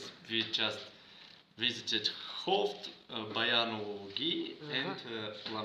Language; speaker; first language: English; non-native, fluent; Russian